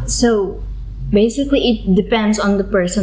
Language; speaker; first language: English; non-native, learner; Indonesian